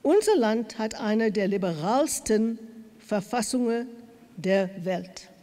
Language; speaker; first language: German; non-native, learner; English